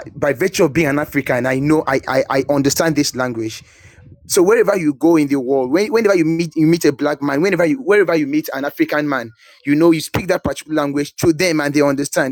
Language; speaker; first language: English; non-native, local second language; Ibibio